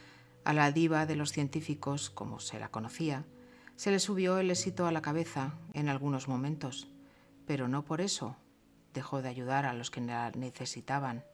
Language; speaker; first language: Spanish; native; Spanish